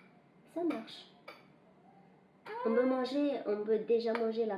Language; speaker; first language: French; non-native, fluent; Chinese